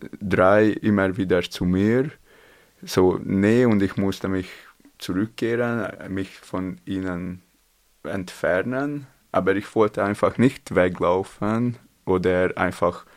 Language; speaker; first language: German; non-native, learner; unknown